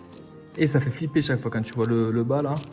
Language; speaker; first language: French; native; French